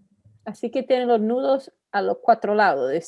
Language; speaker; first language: Spanish; non-native, fluent; Italian